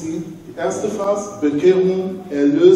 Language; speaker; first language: German; non-native, learner; French